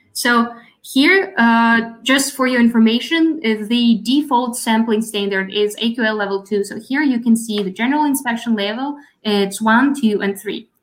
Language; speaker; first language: English; non-native, fluent; Russian